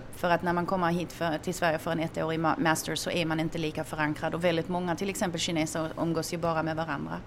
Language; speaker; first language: Swedish; non-native, fluent; German